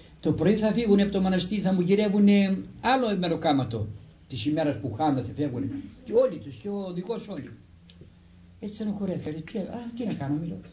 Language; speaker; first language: Greek; native; Greek